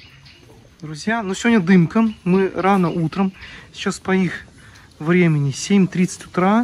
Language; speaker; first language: Russian; native; Russian